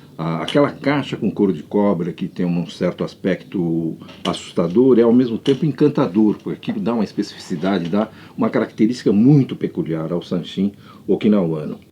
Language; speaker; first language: Portuguese; early bilingual, other home language; Japanese